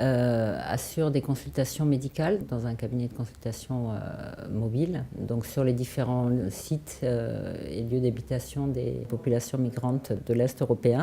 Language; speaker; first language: French; native; French